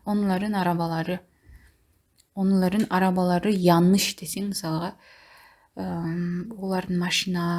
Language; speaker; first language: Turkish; non-native, fluent; Kazakh